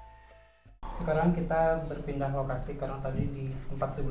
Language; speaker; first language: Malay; non-native, local second language; Sundanese